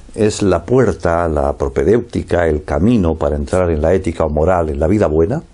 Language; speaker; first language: Spanish; native; Spanish